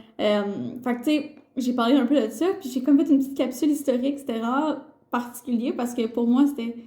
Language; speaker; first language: French; native; French